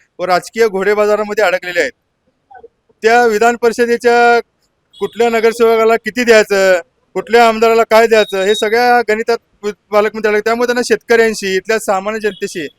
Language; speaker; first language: Marathi; native; Marathi